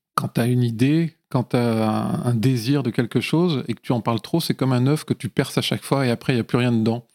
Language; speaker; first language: French; native; French